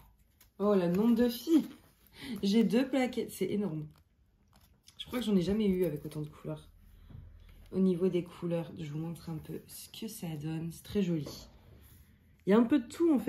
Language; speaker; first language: French; native; French